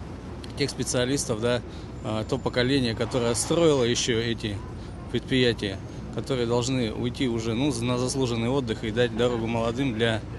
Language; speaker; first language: Russian; native; Russian